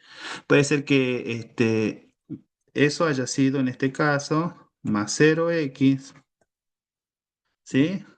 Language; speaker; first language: Spanish; native; Spanish